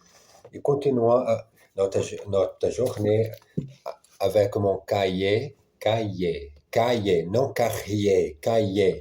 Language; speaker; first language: French; non-native, learner; Portuguese